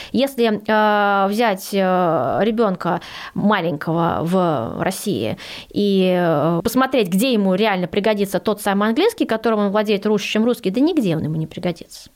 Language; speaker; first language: Russian; early bilingual, heritage; Russian